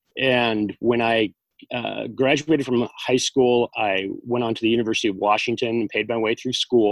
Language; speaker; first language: English; native; English